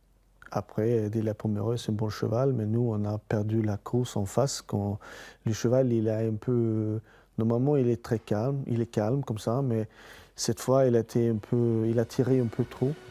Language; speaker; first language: French; non-native, fluent; Swedish